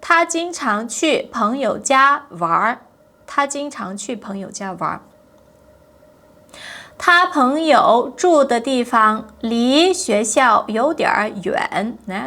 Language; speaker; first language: Chinese; non-native, fluent; Portuguese